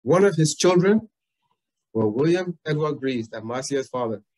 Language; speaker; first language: English; native; English